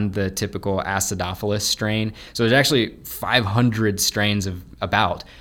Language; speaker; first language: English; native; English